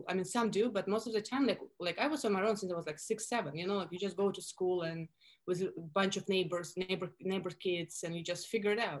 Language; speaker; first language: English; non-native, fluent; Russian